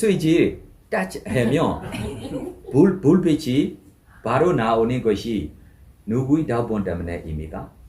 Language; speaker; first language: Korean; non-native, learner; Burmese